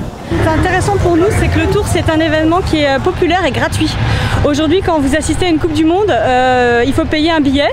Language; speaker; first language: French; native; French